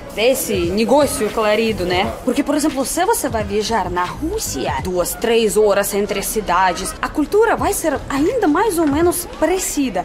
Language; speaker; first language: Portuguese; non-native, fluent; Russian